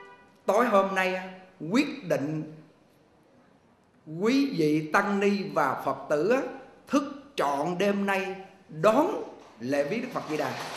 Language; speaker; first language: Vietnamese; native; Vietnamese